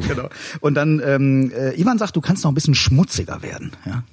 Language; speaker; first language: German; native; German